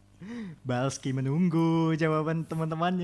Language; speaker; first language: Indonesian; native; Indonesian